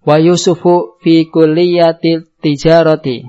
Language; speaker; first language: Arabic; non-native, fluent; Indonesian